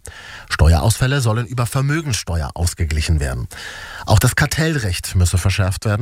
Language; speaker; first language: German; native; German